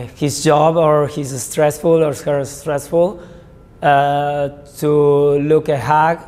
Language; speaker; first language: English; non-native, fluent; Spanish